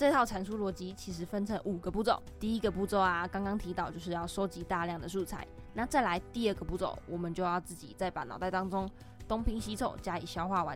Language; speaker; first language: Chinese; native; Chinese